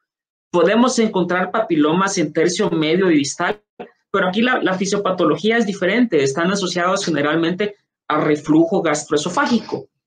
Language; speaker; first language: Spanish; native; Spanish